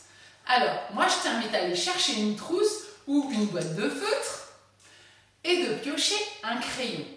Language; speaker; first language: French; native; French